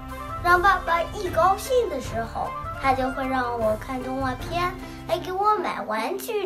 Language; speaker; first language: Chinese; early bilingual, heritage; Chinese